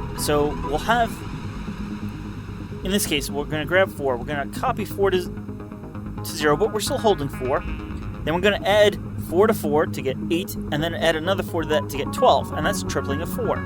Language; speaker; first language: English; native; English